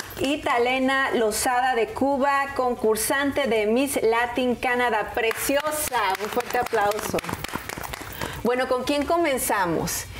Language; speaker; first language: Spanish; native; Spanish